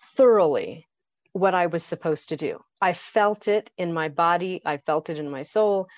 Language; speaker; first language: English; native; English